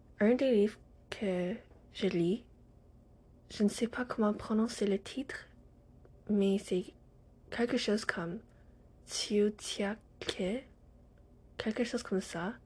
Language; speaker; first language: French; non-native, learner; English